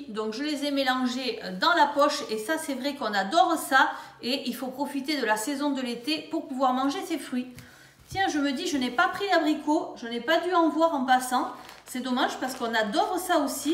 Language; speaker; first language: French; native; French